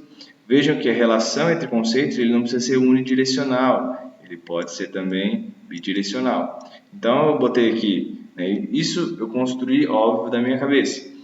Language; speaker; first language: Portuguese; native; Portuguese